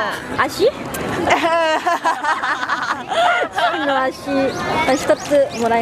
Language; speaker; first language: Japanese; non-native, learner; Lao